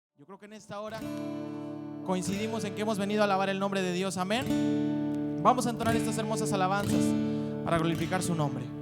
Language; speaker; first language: Spanish; native; Spanish